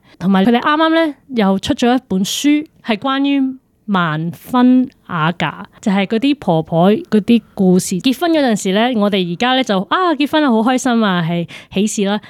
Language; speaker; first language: Cantonese; early bilingual, heritage; Cantonese